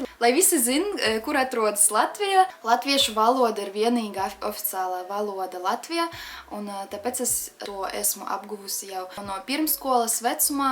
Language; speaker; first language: Latvian; non-native, local second language; Russian